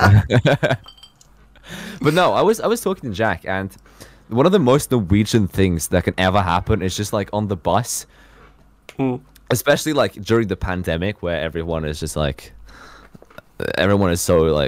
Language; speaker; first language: English; non-native, fluent; Norwegian